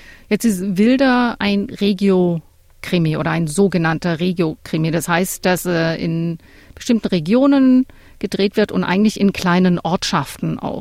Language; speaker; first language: German; native; German